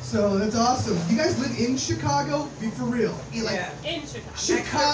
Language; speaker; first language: English; native; English